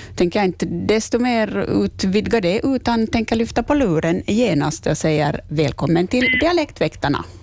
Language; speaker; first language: Swedish; native; Swedish